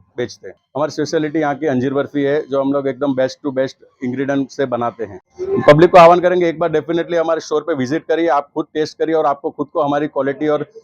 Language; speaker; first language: Hindi; non-native, local second language; Gujarati